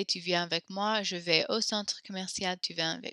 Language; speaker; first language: French; non-native, fluent; English